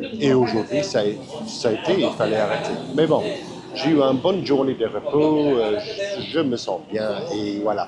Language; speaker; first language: French; non-native, fluent; English